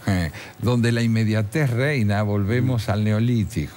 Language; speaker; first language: Spanish; native; Spanish